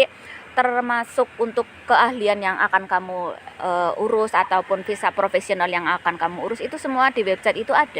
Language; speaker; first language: Indonesian; native; Indonesian